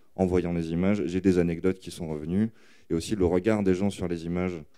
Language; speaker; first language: French; native; French